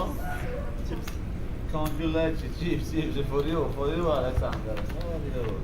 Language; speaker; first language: English; non-native, learner; Polish